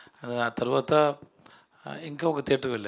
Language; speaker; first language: Telugu; non-native, learner; Tamil